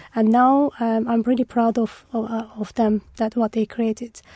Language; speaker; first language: English; non-native, fluent; Turkish